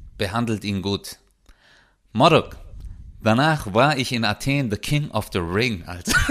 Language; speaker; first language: German; early bilingual, other home language; Turkish